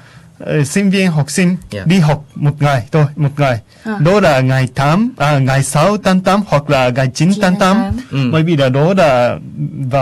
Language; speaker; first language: Vietnamese; non-native, fluent; Japanese